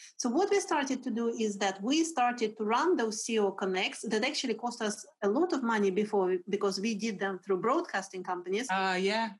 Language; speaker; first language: English; non-native, fluent; Russian